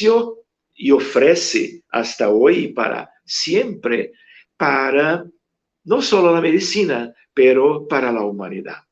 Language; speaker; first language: Spanish; non-native, fluent; Portuguese